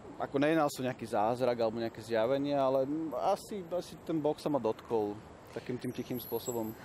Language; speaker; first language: Slovak; native; Slovak